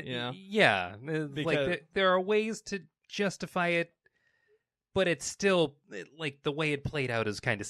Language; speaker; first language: English; native; English